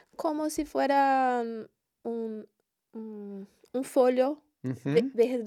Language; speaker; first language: Spanish; non-native, learner; Portuguese